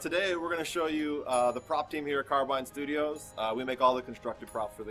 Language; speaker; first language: English; native; English